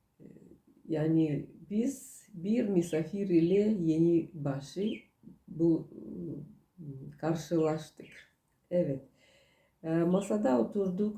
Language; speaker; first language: Turkish; non-native, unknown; Russian